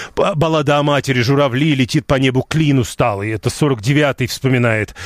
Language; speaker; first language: Russian; native; Russian